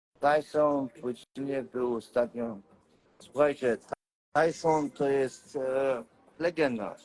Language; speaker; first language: Polish; early bilingual, heritage; Polish